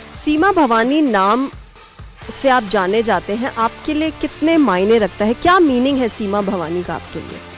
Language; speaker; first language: Hindi; native; Hindi